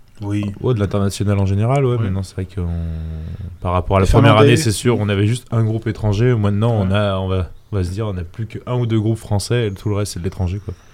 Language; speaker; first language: French; native; French